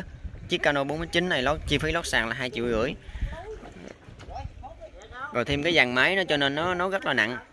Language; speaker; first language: Vietnamese; native; Vietnamese